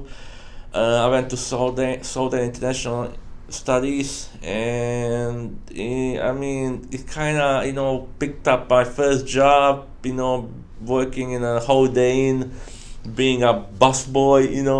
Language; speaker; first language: English; non-native, fluent; Croatian